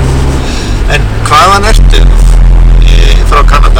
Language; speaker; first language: Icelandic; native; Icelandic